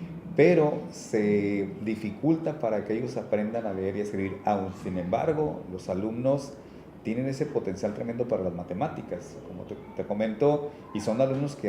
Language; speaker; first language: Spanish; native; Spanish